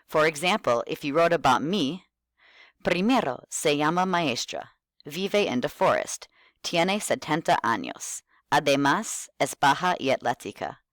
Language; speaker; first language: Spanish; non-native, fluent; English